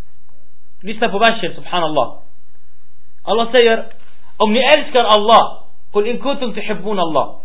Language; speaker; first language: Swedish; early bilingual, other home language; Arabic